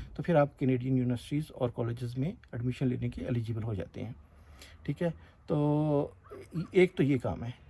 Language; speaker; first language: Urdu; non-native, local second language; Punjabi